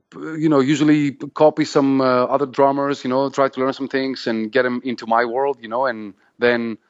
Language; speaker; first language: English; non-native, fluent; Greek